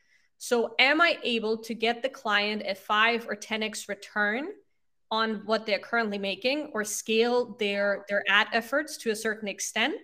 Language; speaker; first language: English; non-native, fluent; German